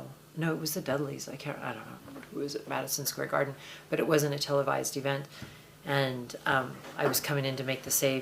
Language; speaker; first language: English; native; English